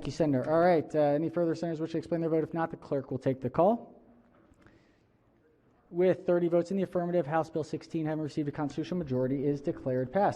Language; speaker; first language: English; native; English